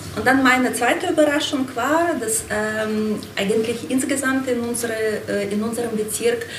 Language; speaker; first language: German; non-native, fluent; Ukrainian